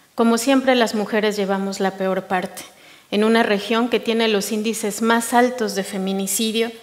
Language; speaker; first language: Spanish; native; Spanish